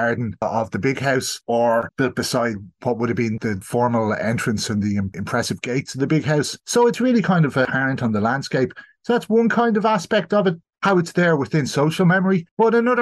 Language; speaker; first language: English; native; English